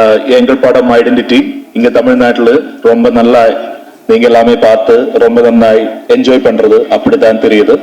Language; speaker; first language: Tamil; non-native, learner; Malayalam